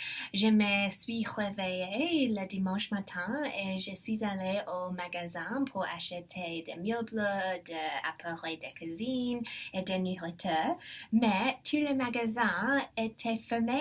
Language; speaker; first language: French; non-native, learner; English